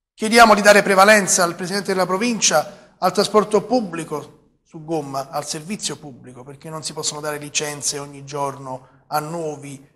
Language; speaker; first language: Italian; native; Italian